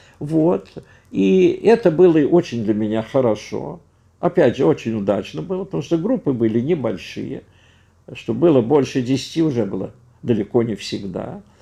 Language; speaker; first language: Russian; native; Russian